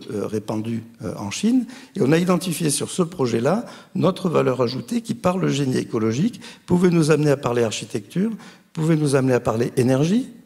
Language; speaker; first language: French; native; French